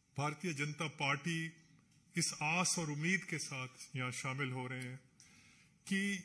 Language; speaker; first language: Hindi; non-native, local second language; Punjabi